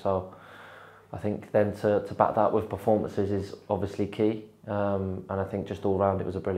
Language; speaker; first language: English; native; English